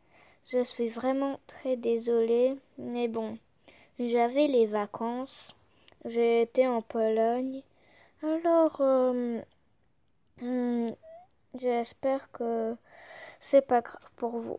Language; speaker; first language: French; early bilingual, other home language; Polish